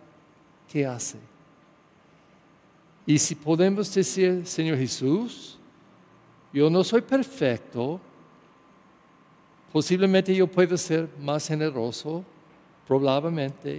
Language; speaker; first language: Spanish; non-native, learner; English